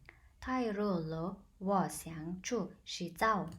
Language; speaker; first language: Chinese; non-native, fluent; Mongolian